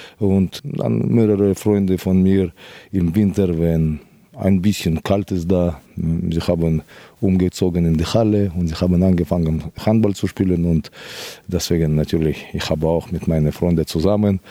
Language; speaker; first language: German; non-native, fluent; Russian